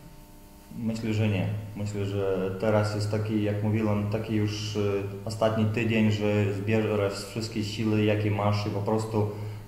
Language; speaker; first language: Polish; non-native, fluent; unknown